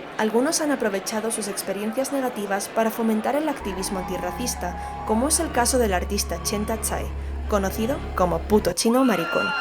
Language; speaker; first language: Spanish; early bilingual, other home language; Chinese